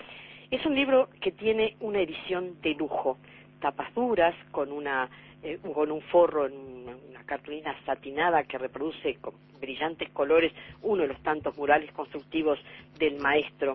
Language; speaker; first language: Spanish; native; Spanish